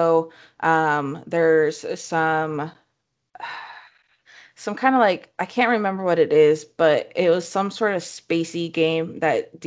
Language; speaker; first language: English; native; English